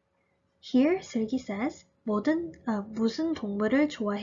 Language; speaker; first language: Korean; early bilingual, heritage; Korean